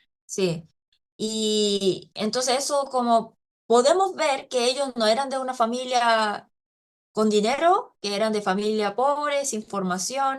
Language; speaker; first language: Spanish; non-native, fluent; Korean